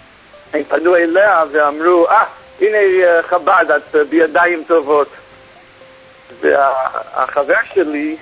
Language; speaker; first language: Hebrew; non-native, fluent; English